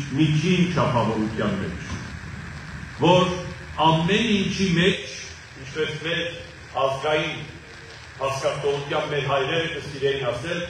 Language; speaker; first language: Armenian; native; Armenian